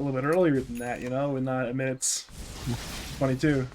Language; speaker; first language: English; native; English